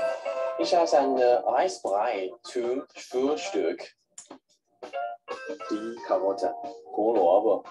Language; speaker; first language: German; non-native, learner; Chinese